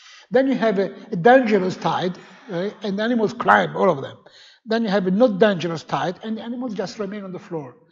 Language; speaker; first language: English; non-native, fluent; Italian